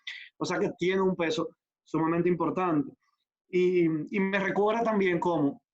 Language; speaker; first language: Spanish; native; Spanish